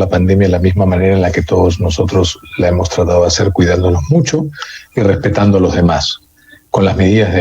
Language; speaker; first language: Spanish; native; Spanish